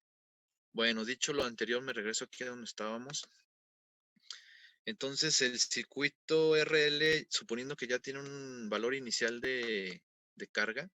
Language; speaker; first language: Spanish; native; Spanish